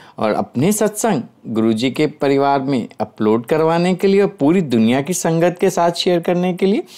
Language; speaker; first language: Hindi; native; Hindi